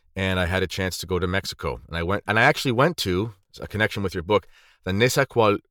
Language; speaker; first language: English; native; English